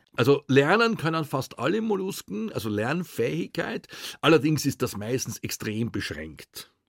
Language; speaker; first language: German; native; German